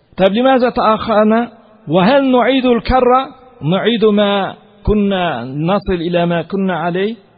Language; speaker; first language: Arabic; non-native, fluent; Turkish